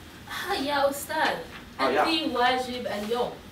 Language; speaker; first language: Arabic; non-native, learner; English